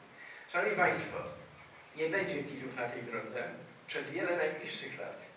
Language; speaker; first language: Polish; native; Polish